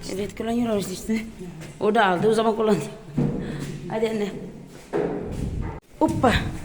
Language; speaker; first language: Turkish; non-native, learner; Filipino